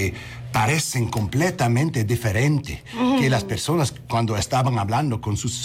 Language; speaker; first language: Spanish; early bilingual, heritage; English